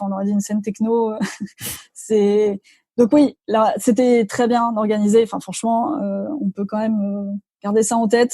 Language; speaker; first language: French; native; French